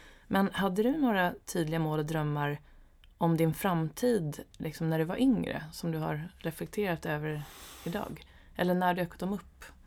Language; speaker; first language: Swedish; native; Swedish